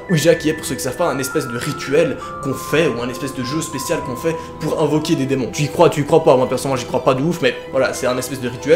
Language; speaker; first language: French; native; French